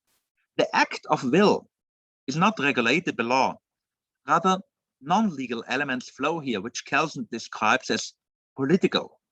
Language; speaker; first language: English; non-native, fluent; German